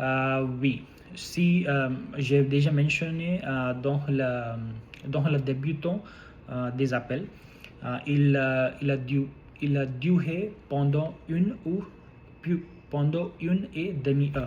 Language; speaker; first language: French; non-native, learner; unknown